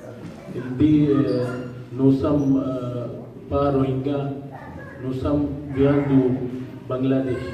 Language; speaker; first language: French; non-native, learner; Rohingya